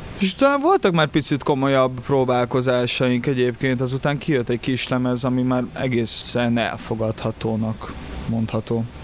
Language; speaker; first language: Hungarian; early bilingual, other home language; Portuguese